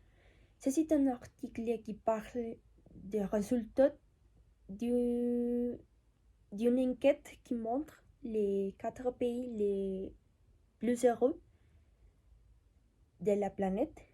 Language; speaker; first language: French; non-native, learner; Spanish